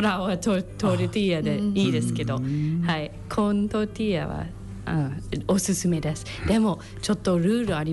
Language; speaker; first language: Japanese; non-native, learner; English